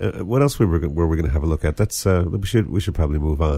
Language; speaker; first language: English; native; English